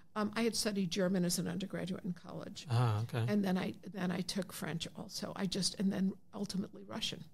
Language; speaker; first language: English; native; English